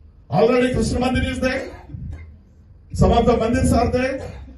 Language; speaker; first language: English; non-native, local second language; Telugu